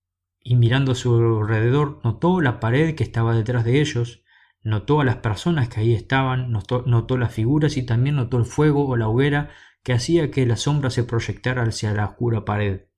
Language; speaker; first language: Spanish; native; Spanish